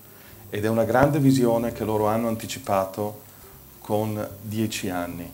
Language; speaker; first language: Italian; native; Italian